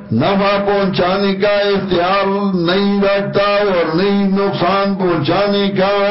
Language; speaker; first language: Urdu; non-native, local second language; Pashto